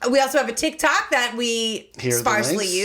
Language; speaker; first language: English; native; English